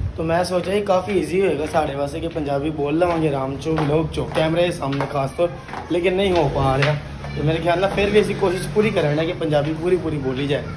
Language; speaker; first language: Punjabi; non-native, local second language; Urdu